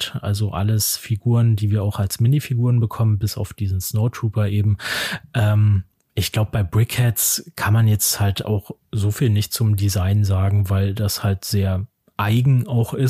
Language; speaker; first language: German; native; German